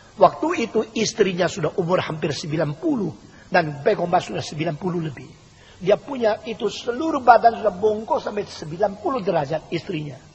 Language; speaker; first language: Indonesian; early bilingual, other home language; Min Nan Chinese